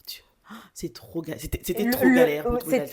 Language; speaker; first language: French; non-native, local second language; Bambara